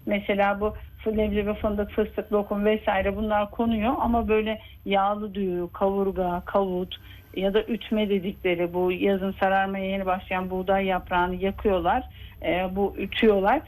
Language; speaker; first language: Turkish; native; Turkish